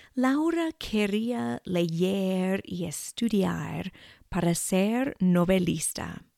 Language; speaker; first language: Spanish; non-native, fluent; English